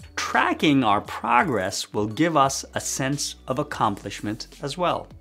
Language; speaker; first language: English; non-native, fluent; Chinese